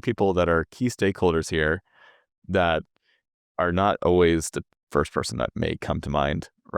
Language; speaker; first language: English; native; English